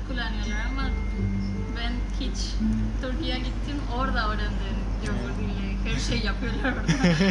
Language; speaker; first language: Turkish; non-native, learner; Spanish